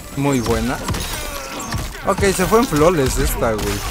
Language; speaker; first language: Spanish; native; Spanish